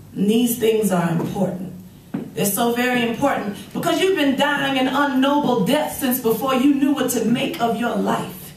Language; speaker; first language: English; native; English